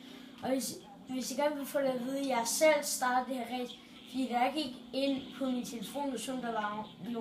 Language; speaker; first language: Danish; native; Danish